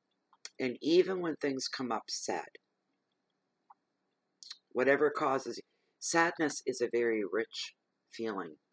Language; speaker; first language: English; native; English